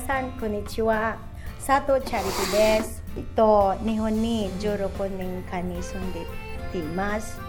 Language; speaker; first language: Japanese; non-native, learner; Filipino